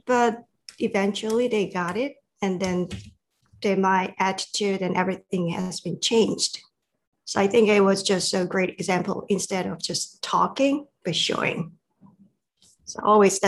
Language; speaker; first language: English; non-native, fluent; Korean